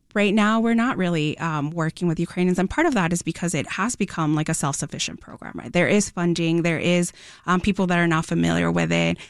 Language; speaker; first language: English; non-native, fluent; Spanish